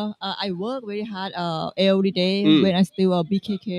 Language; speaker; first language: English; non-native, learner; Thai